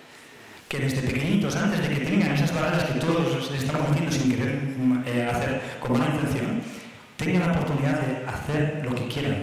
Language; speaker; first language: Spanish; native; Spanish